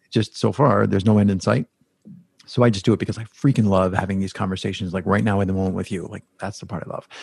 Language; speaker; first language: English; native; English